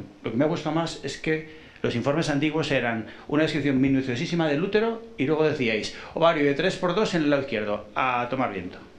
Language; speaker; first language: Spanish; native; Spanish